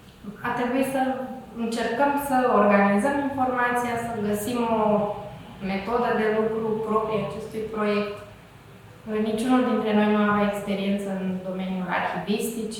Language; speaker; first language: Romanian; native; Romanian